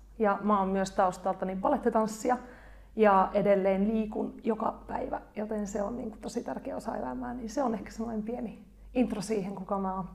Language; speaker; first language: Finnish; native; Finnish